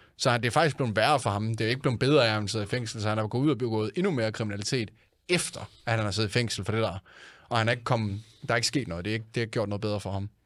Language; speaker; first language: Danish; native; Danish